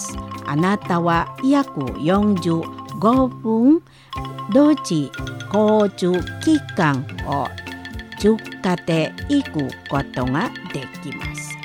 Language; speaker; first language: Japanese; non-native, learner; Indonesian